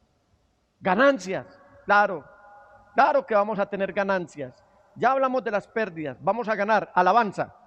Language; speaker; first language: Spanish; native; Spanish